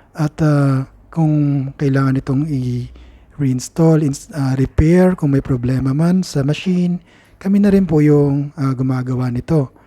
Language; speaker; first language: Filipino; native; Filipino